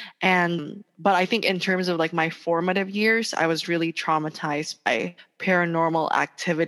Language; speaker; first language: English; non-native, local second language; Hiligaynon